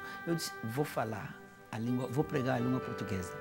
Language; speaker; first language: Portuguese; non-native, fluent; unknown